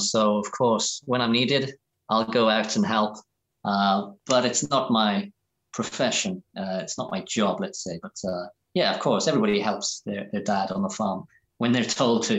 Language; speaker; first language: English; native; English